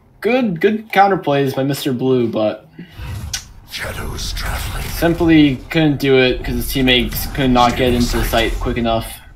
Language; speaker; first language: English; native; English